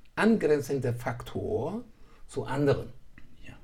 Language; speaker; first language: German; non-native, fluent; Persian